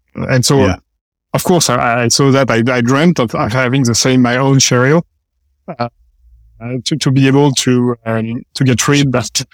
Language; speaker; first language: English; non-native, fluent; French